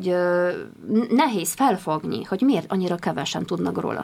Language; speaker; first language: Hungarian; non-native, fluent; Polish